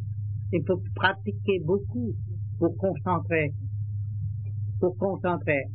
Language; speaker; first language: French; non-native, learner; Vietnamese